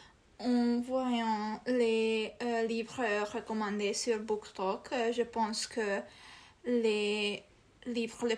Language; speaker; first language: French; non-native, learner; Hungarian